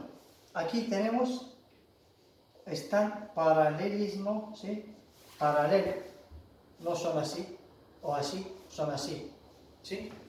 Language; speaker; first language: Spanish; non-native, fluent; Arabic